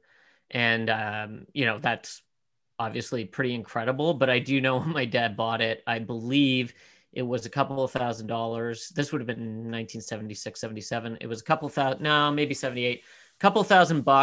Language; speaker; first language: English; native; English